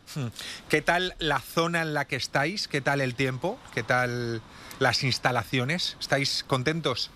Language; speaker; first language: Spanish; native; Spanish